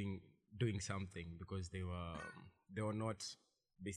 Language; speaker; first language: English; non-native, local second language; Swahili